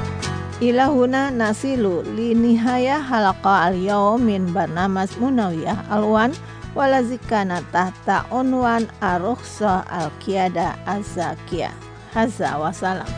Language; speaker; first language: Arabic; non-native, learner; Indonesian